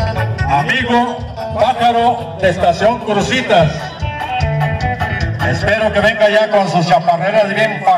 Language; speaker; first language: Spanish; native; Spanish